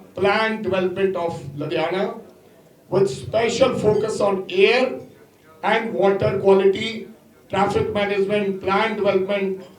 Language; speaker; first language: English; non-native, local second language; Punjabi